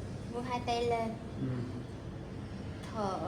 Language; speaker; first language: Vietnamese; native; Vietnamese